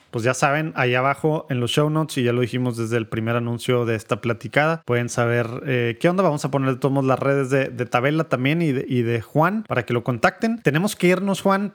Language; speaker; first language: Spanish; native; Spanish